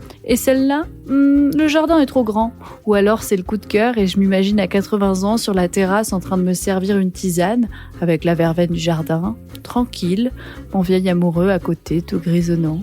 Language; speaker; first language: French; native; French